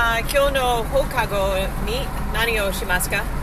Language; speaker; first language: Japanese; non-native, learner; English